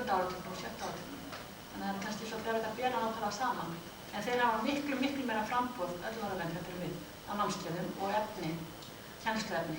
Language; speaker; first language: Icelandic; non-native, fluent; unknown